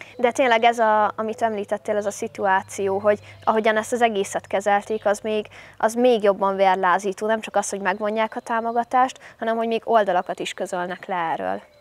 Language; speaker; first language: Hungarian; native; Hungarian